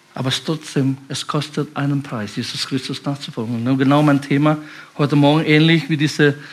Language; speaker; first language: German; non-native, fluent; Indonesian